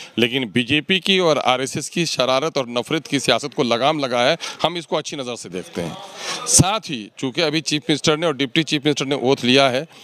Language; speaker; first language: Hindi; native; Hindi